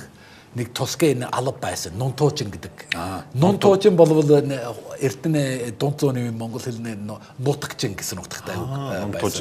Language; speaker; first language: Mongolian; non-native, fluent; English